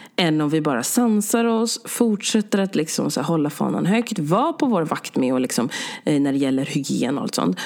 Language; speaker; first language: Swedish; native; Swedish